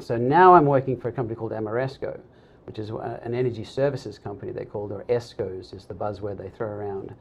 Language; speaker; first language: English; native; English